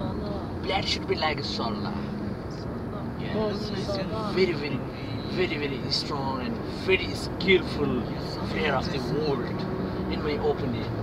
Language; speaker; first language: English; non-native, learner; Nepali